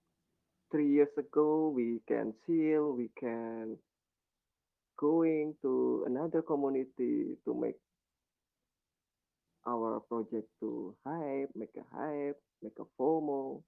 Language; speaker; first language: English; non-native, learner; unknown